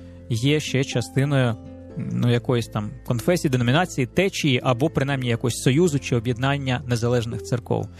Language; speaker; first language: Ukrainian; native; Ukrainian